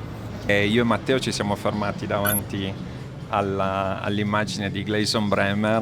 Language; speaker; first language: Italian; native; Italian